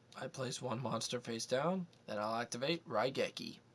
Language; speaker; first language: English; native; English